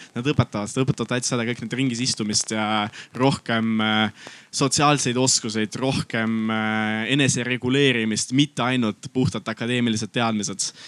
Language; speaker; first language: Estonian; non-native, local second language; Russian